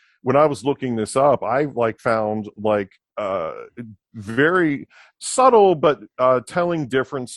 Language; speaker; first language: English; native; English